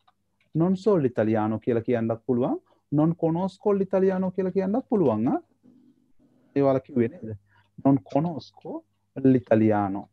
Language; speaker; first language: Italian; non-native, fluent; Sinhala